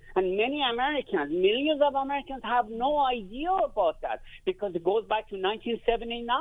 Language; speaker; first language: English; non-native, fluent; Persian